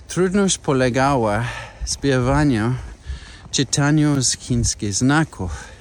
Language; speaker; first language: Polish; non-native, learner; English